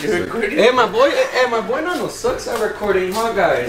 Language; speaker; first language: English; early bilingual, other home language; Spanish